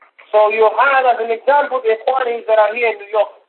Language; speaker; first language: English; native; English